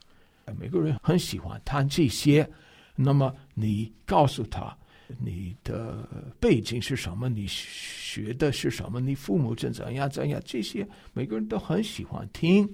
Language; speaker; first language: Chinese; non-native, fluent; English